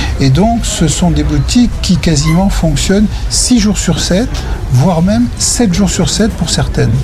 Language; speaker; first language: French; native; French